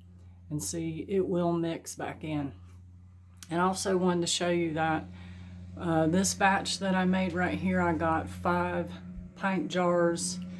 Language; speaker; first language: English; native; English